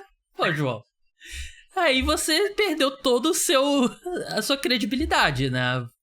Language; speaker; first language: Portuguese; native; Portuguese